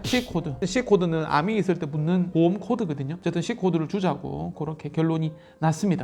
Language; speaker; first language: Korean; native; Korean